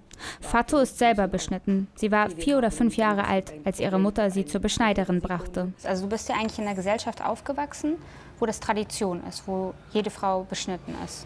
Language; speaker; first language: German; native; German